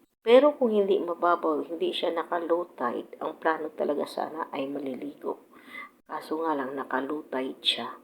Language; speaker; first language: Filipino; non-native, local second language; Cebuano